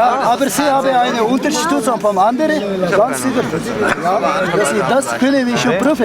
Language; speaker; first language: German; non-native, learner; Tibetan